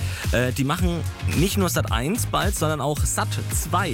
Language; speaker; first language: German; native; German